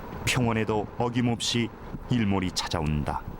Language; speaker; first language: Korean; native; Korean